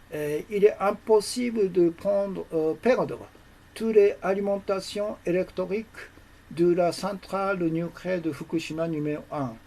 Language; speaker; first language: French; non-native, learner; Japanese